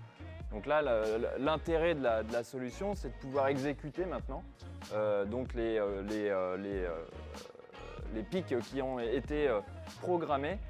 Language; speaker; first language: French; native; French